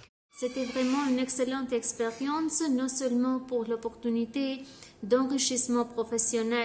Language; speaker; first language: French; non-native, fluent; Albanian